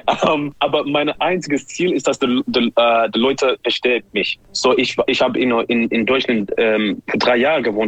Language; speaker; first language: German; non-native, learner; English